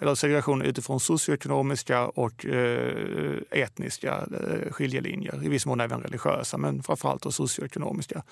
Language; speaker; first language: Swedish; native; Swedish